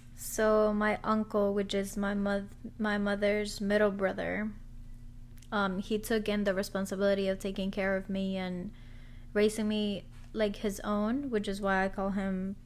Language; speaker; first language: English; early bilingual, other home language; Spanish